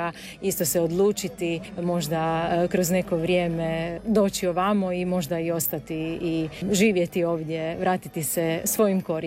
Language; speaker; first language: Serbian; native; Serbian